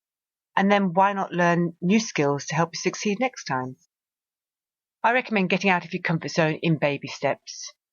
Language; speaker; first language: English; native; English